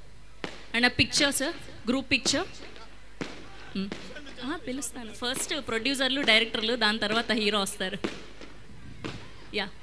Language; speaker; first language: Telugu; native; Telugu